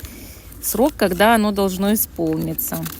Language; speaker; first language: Russian; native; Russian